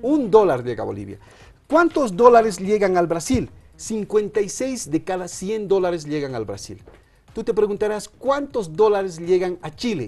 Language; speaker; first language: Spanish; native; Spanish